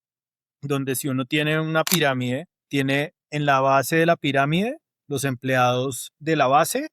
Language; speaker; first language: Spanish; native; Spanish